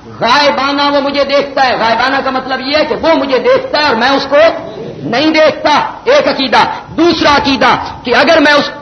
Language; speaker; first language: Urdu; non-native, local second language; Punjabi